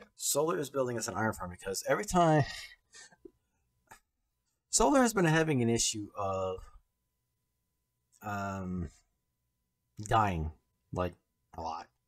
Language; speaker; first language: English; native; English